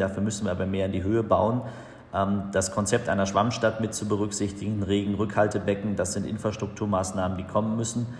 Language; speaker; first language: German; native; German